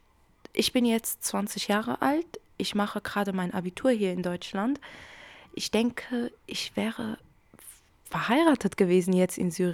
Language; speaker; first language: German; early bilingual, other home language; Kurdish